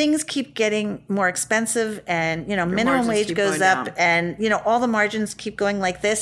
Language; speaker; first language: English; native; English